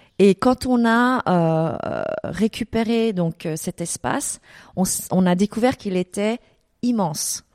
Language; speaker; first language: French; early bilingual, other home language; Vietnamese